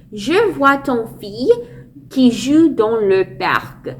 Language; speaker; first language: French; non-native, learner; English